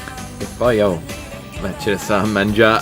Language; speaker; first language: Italian; native; Italian